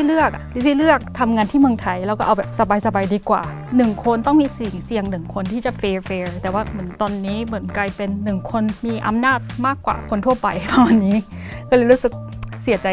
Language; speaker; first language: Thai; non-native, fluent; Korean